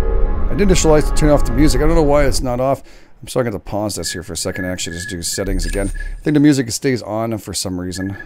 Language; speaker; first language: English; native; English